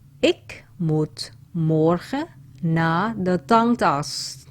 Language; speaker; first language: Dutch; non-native, fluent; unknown